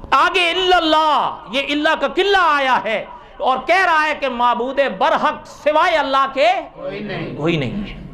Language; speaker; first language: Urdu; non-native, local second language; Punjabi